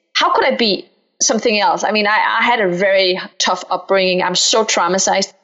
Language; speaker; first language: English; non-native, fluent; Danish